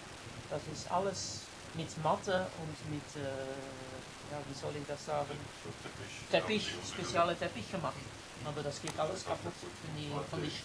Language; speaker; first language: German; non-native, learner; Dutch